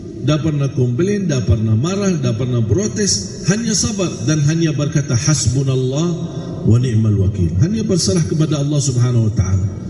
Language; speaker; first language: Malay; non-native, fluent; Arabic